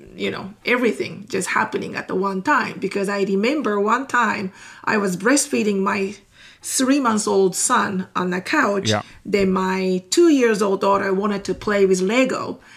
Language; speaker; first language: English; non-native, fluent; Japanese